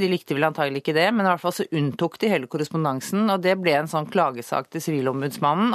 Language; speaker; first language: Norwegian; native; Norwegian